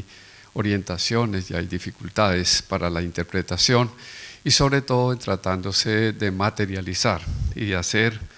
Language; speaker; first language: Spanish; native; Spanish